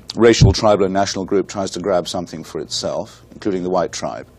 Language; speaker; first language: English; native; English